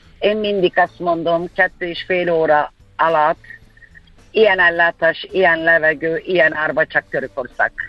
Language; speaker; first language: Hungarian; non-native, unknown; Turkish